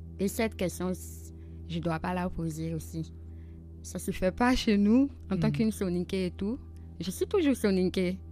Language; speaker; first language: French; non-native, local second language; Soninke